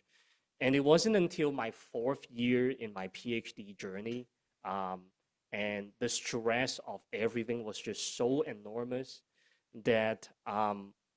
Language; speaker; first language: English; non-native, local second language; Cantonese